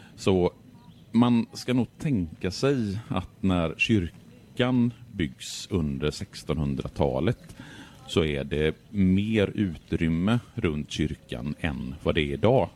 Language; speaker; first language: Swedish; native; Swedish